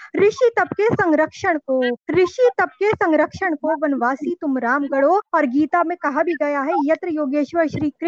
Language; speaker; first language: Hindi; native; Hindi